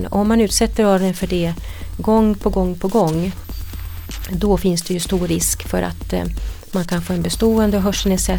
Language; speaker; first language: Swedish; native; Swedish